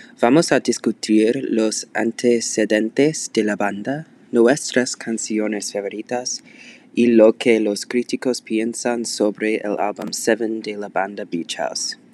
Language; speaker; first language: Spanish; non-native, learner; English